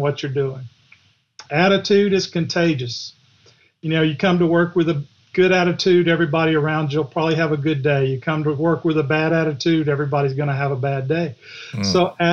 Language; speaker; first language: English; native; English